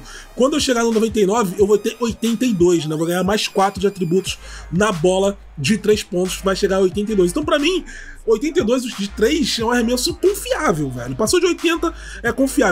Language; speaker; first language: Portuguese; native; Portuguese